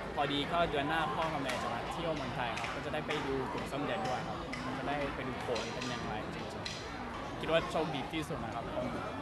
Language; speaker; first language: Thai; non-native, learner; English